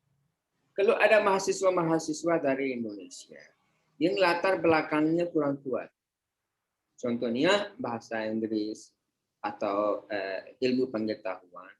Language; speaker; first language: Indonesian; non-native, fluent; Hindi